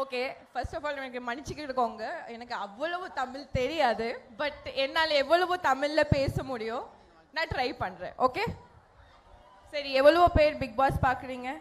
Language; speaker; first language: Tamil; non-native, learner; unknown